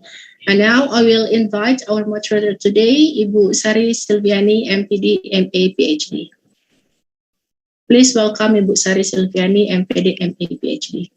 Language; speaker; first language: English; non-native, fluent; Indonesian